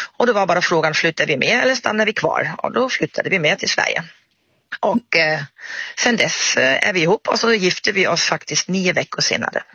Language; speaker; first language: Swedish; non-native, fluent; German